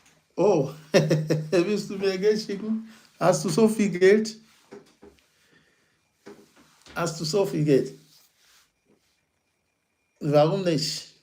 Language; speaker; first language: German; non-native, learner; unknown